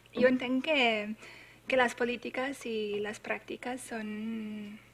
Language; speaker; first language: Catalan; non-native, fluent; English